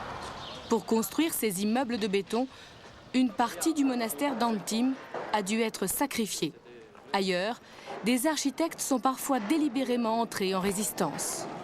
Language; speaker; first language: French; native; French